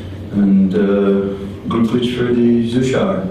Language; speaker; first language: German; non-native, learner; English